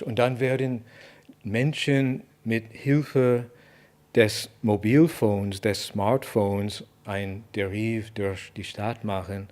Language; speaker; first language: German; non-native, fluent; English